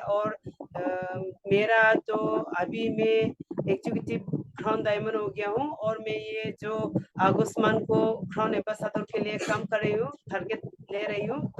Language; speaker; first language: Hindi; non-native, local second language; Garo